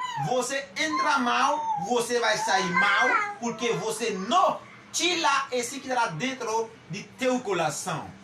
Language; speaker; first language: Portuguese; non-native, learner; Haitian Creole